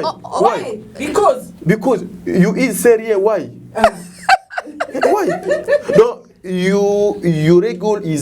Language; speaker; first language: English; non-native, learner; Lingala